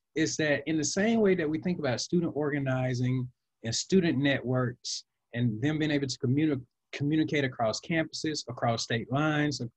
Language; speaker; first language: English; native; English